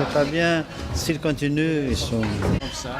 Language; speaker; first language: French; non-native, fluent; Portuguese